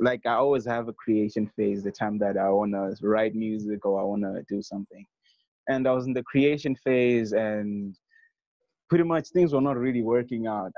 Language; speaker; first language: English; non-native, local second language; Nyanja